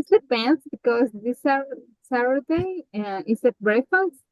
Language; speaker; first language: English; non-native, learner; Spanish